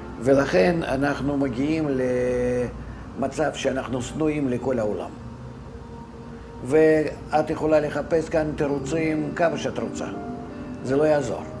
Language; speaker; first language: Hebrew; non-native, fluent; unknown